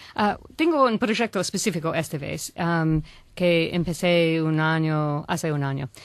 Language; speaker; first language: Spanish; non-native, learner; English